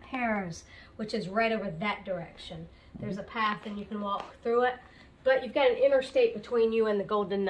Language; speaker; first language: English; native; English